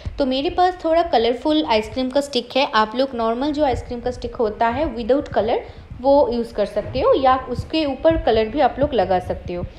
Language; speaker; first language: Hindi; non-native, local second language; Bangla